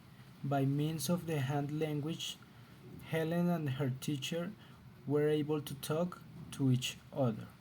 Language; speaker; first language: English; non-native, learner; Spanish